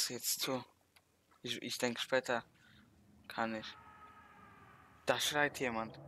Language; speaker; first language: German; early bilingual, other home language; Polish